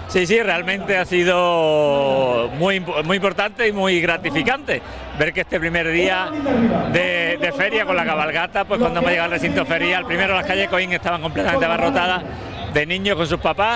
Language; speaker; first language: Spanish; native; Spanish